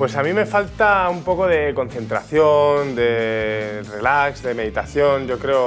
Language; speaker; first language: Spanish; native; Spanish